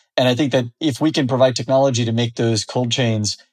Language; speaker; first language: English; native; English